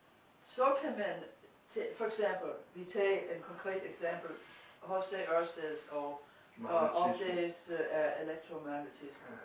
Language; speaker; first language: Danish; non-native, fluent; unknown